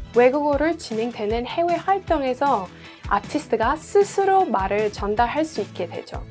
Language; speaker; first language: Korean; native; Korean